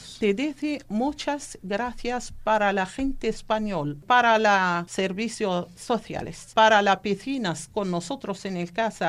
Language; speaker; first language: Spanish; non-native, learner; Arabic